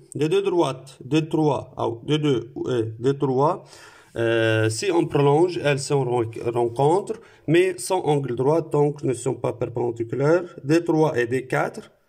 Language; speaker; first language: French; non-native, local second language; Arabic